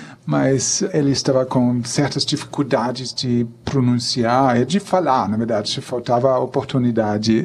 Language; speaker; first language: Portuguese; non-native, fluent; German